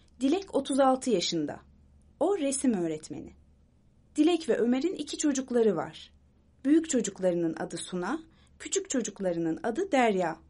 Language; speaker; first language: Turkish; non-native, fluent; Arabic